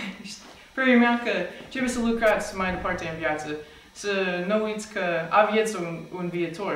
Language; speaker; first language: Romanian; non-native, fluent; English